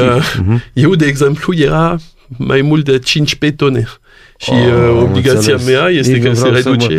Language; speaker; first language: Romanian; non-native, learner; French